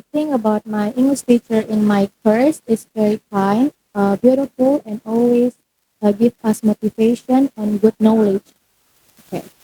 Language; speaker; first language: English; non-native, learner; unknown